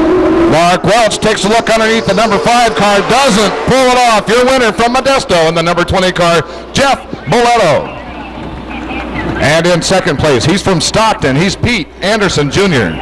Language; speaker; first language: English; native; English